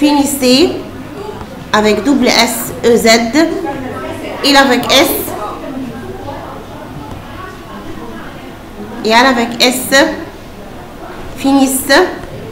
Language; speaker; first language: French; non-native, fluent; Arabic